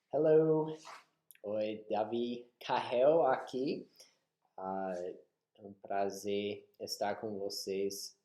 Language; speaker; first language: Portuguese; non-native, fluent; English